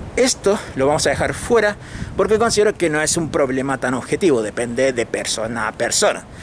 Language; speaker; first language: Spanish; native; Spanish